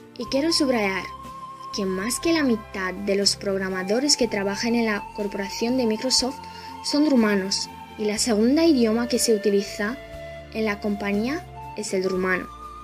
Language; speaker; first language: Spanish; non-native, fluent; Romanian